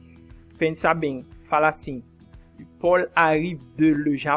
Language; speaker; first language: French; non-native, fluent; Portuguese